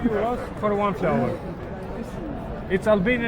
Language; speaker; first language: English; non-native, fluent; Albanian